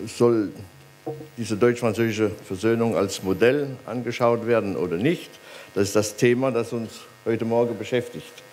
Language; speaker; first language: German; non-native, fluent; French